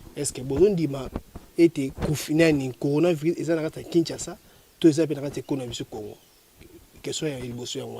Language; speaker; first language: Lingala; native; Lingala